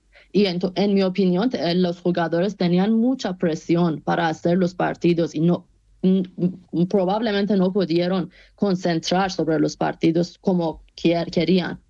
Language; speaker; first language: Spanish; non-native, fluent; Persian